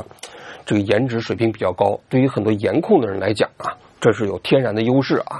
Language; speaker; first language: Chinese; native; Chinese